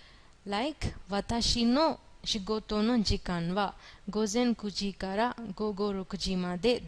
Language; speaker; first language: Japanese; non-native, fluent; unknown